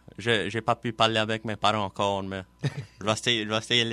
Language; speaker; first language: French; non-native, local second language; English